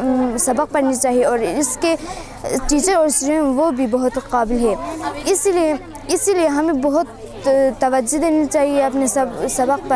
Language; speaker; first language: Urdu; non-native, local second language; Khowar